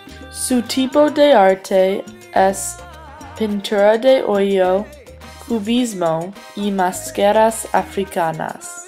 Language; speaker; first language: Spanish; non-native, learner; English